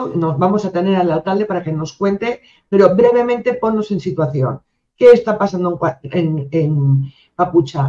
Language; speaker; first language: Spanish; native; Spanish